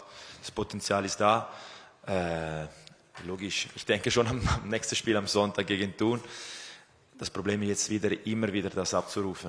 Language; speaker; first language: German; non-native, fluent; Italian